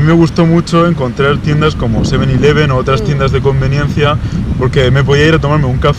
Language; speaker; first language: Spanish; native; Spanish